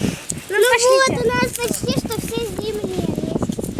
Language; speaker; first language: Russian; native; Russian